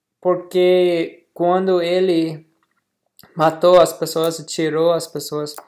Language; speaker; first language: Portuguese; non-native, learner; English